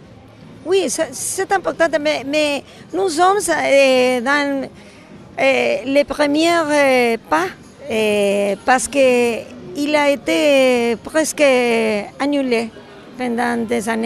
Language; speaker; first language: French; non-native, local second language; Basque